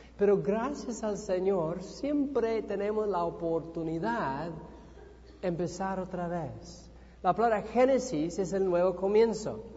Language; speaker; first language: Spanish; non-native, fluent; English